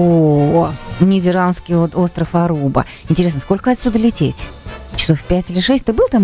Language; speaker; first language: Russian; native; Russian